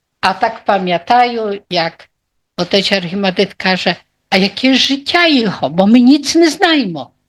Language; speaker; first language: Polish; non-native, local second language; Ukrainian